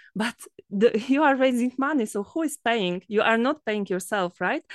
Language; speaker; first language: English; non-native, fluent; Polish